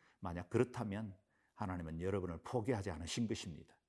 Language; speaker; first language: Korean; native; Korean